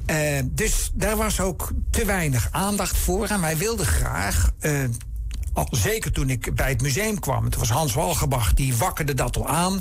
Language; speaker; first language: Dutch; native; Dutch